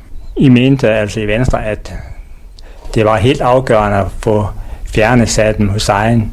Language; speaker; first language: Danish; native; Danish